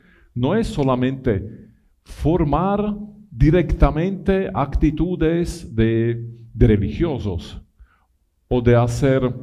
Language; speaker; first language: Spanish; non-native, fluent; Italian